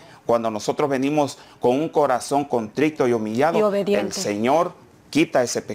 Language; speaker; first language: Spanish; native; Spanish